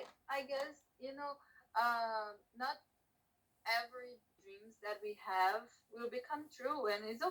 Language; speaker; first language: English; non-native, learner; Portuguese